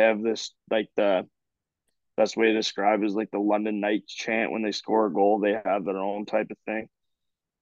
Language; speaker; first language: English; native; English